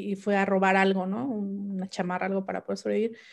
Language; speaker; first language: Spanish; non-native, local second language; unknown